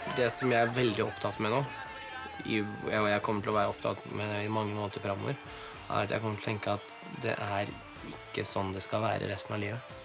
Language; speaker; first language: Norwegian; early bilingual, other home language; Russian